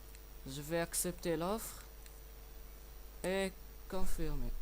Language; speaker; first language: French; non-native, learner; English